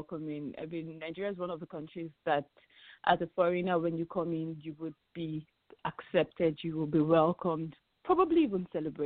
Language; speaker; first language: English; non-native, local second language; Yoruba